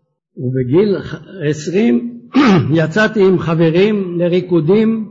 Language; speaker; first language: Hebrew; non-native, fluent; French